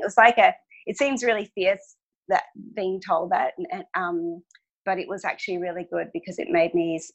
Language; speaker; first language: English; non-native, local second language; Hungarian